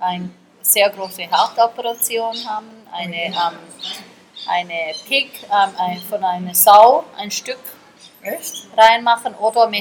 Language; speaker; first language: German; early bilingual, heritage; German